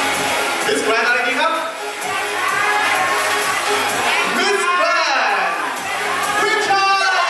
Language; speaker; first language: Thai; native; Thai